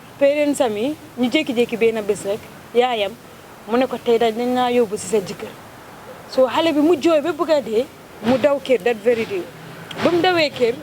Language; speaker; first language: Wolof; non-native, local second language; Jola-Fonyi